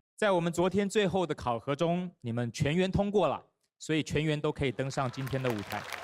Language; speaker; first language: Chinese; native; Chinese